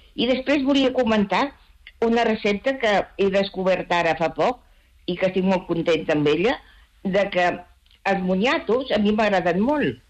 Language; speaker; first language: Catalan; non-native, local second language; Spanish